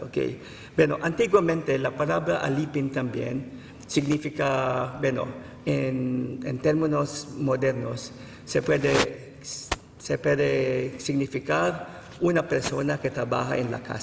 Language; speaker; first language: Spanish; non-native, fluent; Filipino